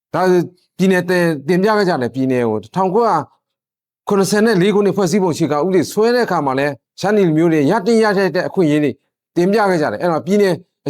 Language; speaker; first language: Burmese; non-native, local second language; Shan